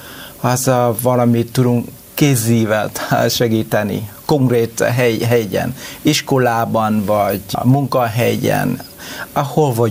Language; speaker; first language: Hungarian; non-native, learner; Vietnamese